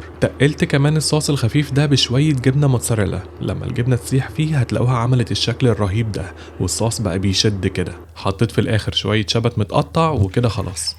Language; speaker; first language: Arabic; native; Arabic